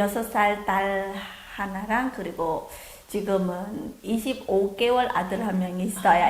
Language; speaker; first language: Korean; non-native, fluent; Khmer